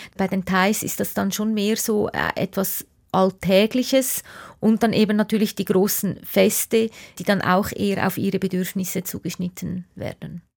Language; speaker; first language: German; native; German